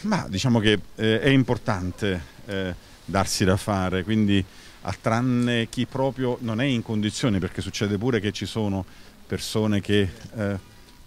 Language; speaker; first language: Italian; native; Italian